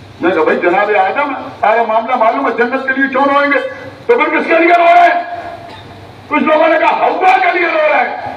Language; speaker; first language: Urdu; native; Urdu